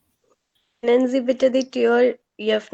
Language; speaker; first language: German; non-native, learner; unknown